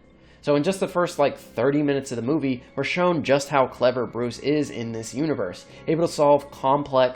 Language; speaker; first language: English; native; English